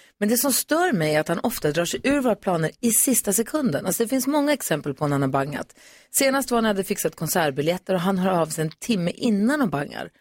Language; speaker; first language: Swedish; native; Swedish